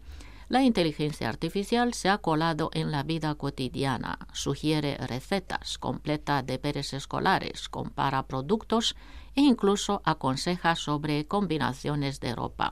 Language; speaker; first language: Spanish; non-native, fluent; Romanian